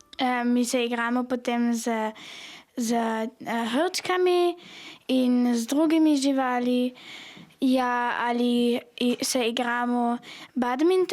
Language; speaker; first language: Slovenian; non-native, local second language; German